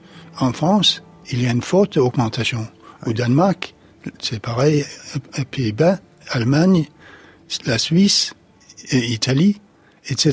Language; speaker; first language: French; non-native, fluent; Danish